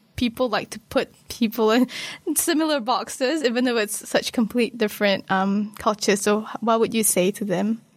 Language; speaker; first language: English; non-native, local second language; Malay